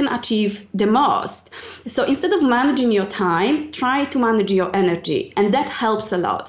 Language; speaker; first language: English; non-native, fluent; Polish